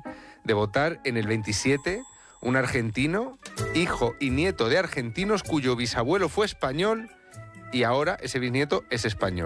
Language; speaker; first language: Spanish; native; Spanish